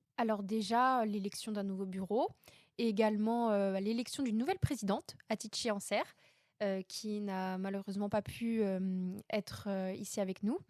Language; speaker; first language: French; native; French